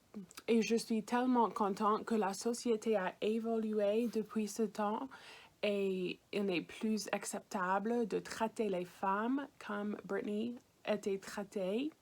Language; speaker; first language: French; non-native, fluent; English